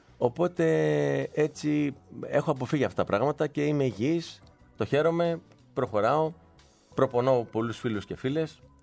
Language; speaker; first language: Greek; native; Greek